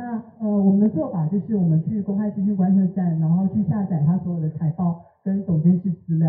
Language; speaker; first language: Chinese; native; Chinese